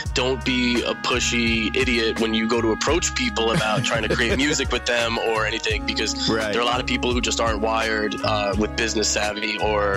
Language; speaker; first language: English; native; English